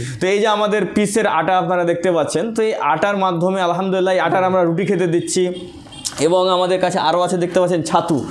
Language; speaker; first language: Bangla; native; Bangla